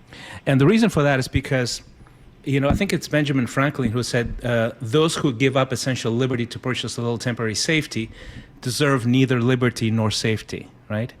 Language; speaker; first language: English; non-native, fluent; Spanish